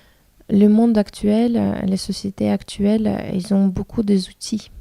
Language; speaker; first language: French; non-native, fluent; Russian